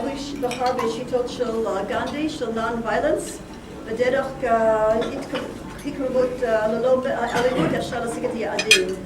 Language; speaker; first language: Hebrew; non-native, fluent; English